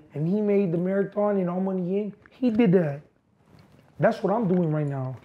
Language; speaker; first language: English; native; English